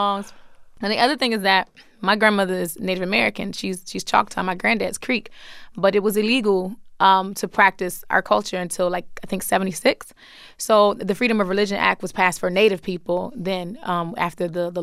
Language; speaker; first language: English; native; English